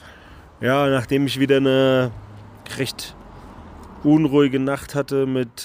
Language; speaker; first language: German; native; German